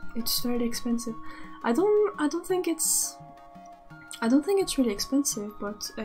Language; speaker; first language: English; non-native, fluent; French